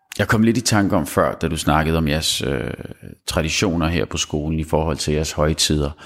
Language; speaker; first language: Danish; early bilingual, other home language; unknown